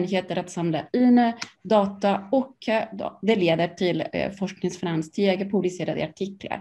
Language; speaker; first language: Swedish; non-native, fluent; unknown